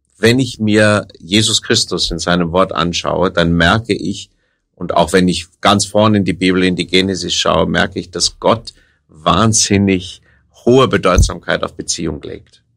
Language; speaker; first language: German; native; German